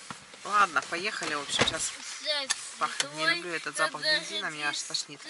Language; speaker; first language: Russian; native; Russian